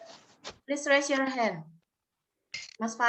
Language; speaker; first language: English; non-native, learner; Indonesian